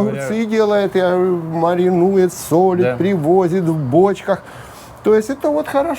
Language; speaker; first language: Russian; native; Russian